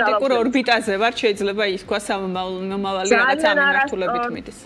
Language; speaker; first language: Georgian; native; Georgian